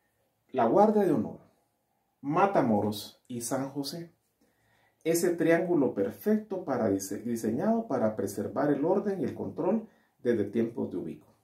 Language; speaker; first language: Spanish; native; Spanish